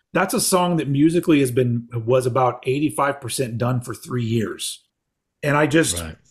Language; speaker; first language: English; native; English